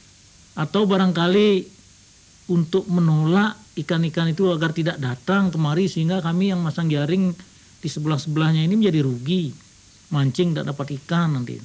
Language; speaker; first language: Indonesian; native; Indonesian